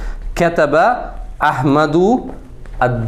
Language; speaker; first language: Arabic; non-native, fluent; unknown